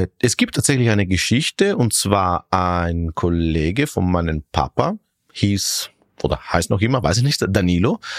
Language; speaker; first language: German; non-native, fluent; Italian